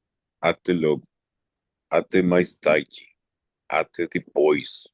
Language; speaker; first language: Portuguese; non-native, learner; Spanish